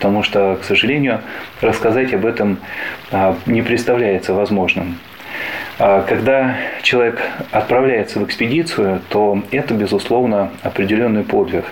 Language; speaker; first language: Russian; native; Russian